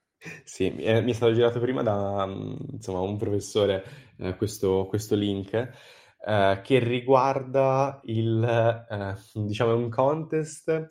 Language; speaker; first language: Italian; native; Italian